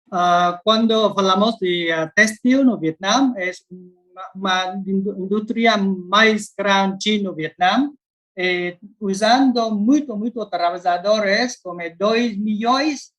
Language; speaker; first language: Spanish; non-native, learner; Vietnamese